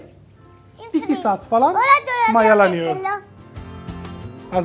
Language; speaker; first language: Turkish; non-native, learner; Italian